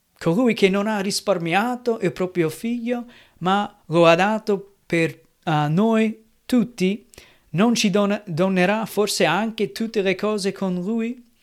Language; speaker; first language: Italian; non-native, fluent; English